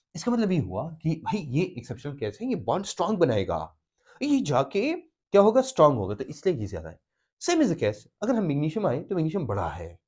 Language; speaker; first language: Urdu; non-native, local second language; Pashto